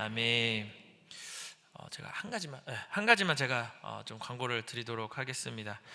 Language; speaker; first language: Korean; native; Korean